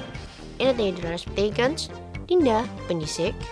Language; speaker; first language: Dutch; non-native, learner; Indonesian